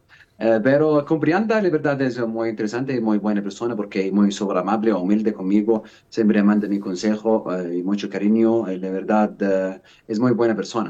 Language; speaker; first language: Spanish; non-native, learner; Arabic